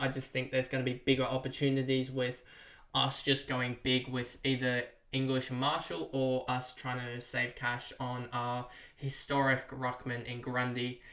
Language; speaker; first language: English; native; English